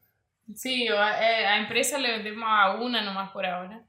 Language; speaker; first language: Spanish; native; Spanish